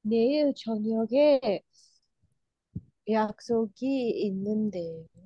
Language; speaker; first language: Korean; non-native, learner; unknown